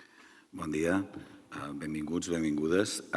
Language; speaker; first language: Catalan; native; Catalan